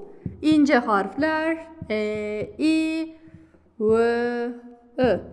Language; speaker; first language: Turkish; non-native, fluent; Kazakh